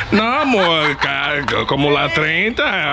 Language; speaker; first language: Spanish; non-native, learner; English